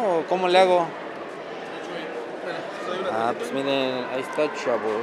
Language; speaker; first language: Spanish; native; Spanish